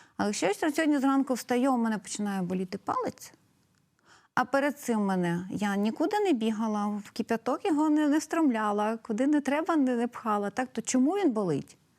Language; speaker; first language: Ukrainian; native; Ukrainian